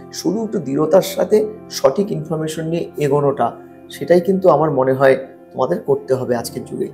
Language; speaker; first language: Bangla; non-native, local second language; Sadri